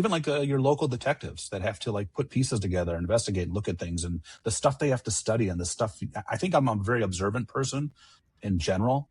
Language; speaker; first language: English; native; English